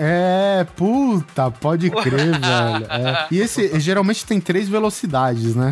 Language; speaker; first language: Portuguese; native; Portuguese